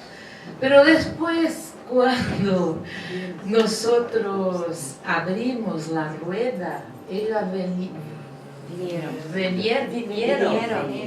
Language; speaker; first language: Spanish; non-native, fluent; Portuguese